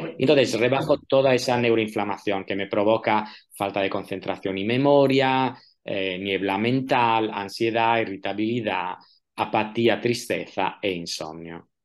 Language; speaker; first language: Spanish; non-native, fluent; Italian